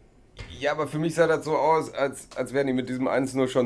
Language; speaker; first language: German; native; German